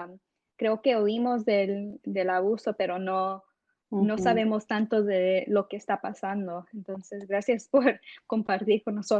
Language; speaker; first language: Spanish; early bilingual, heritage; English